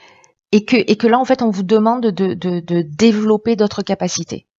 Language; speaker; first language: French; native; French